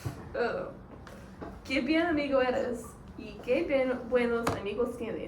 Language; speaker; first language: Spanish; non-native, learner; English